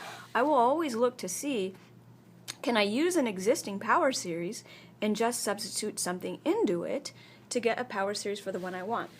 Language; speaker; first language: English; native; English